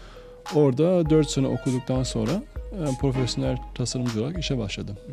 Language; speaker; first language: Turkish; native; Turkish